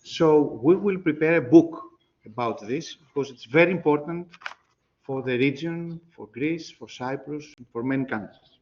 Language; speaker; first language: English; non-native, fluent; Greek